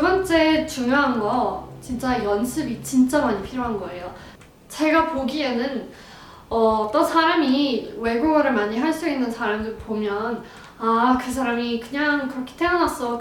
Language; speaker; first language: Korean; non-native, fluent; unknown